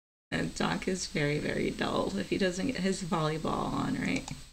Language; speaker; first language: English; non-native, fluent; Spanish